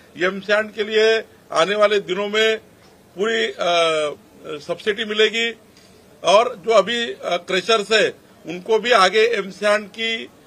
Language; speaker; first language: Hindi; non-native, local second language; Marathi